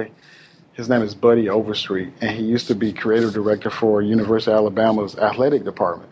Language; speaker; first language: English; native; English